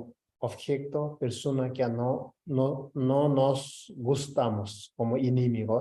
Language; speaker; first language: Spanish; non-native, learner; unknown